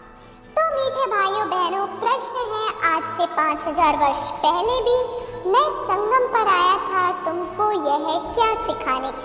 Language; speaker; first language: Hindi; native; Hindi